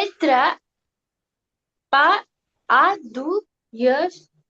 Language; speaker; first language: French; non-native, learner; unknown